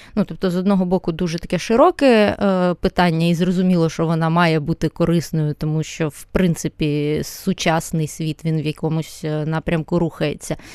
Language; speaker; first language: Ukrainian; native; Ukrainian